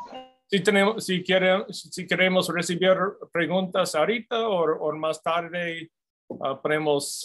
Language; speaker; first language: Spanish; non-native, fluent; English